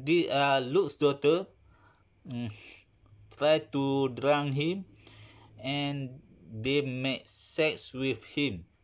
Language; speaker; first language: English; non-native, learner; Malay